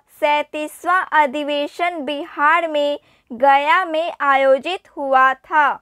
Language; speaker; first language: Hindi; native; Hindi